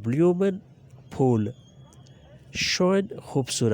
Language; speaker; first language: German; non-native, learner; Urdu